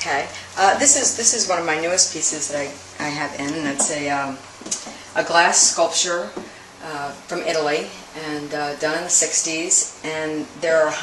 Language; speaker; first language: English; native; English